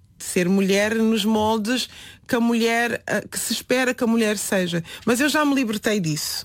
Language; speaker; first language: Portuguese; non-native, local second language; Upper Guinea Crioulo